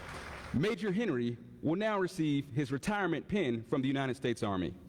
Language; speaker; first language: English; native; English